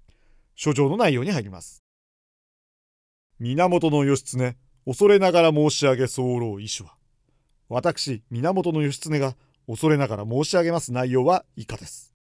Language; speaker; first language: Japanese; native; Japanese